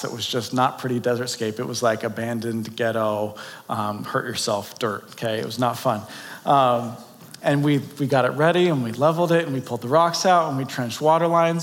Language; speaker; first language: English; native; English